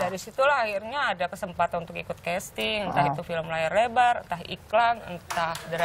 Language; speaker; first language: Indonesian; native; Indonesian